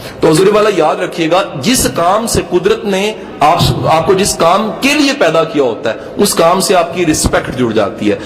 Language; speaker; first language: Urdu; non-native, local second language; Punjabi